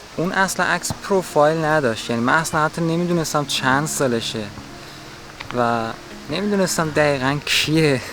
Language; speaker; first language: Persian; native; Persian